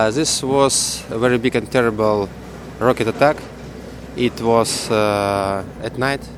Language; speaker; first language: English; non-native, learner; Ukrainian